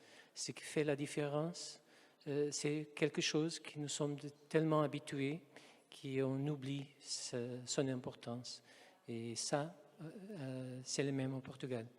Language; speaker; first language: French; non-native, fluent; Portuguese